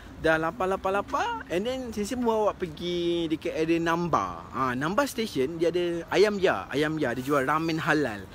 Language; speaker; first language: Malay; native; Malay